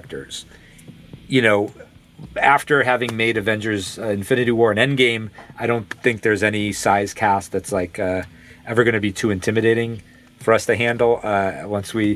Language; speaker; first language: English; native; English